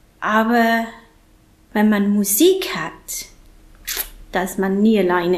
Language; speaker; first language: German; non-native, fluent; English